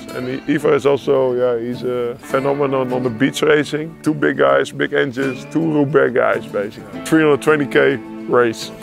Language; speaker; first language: English; non-native, fluent; Dutch